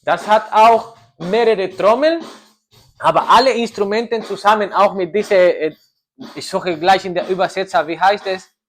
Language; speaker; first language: German; non-native, learner; Spanish